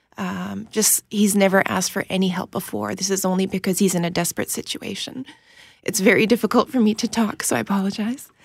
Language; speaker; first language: English; native; English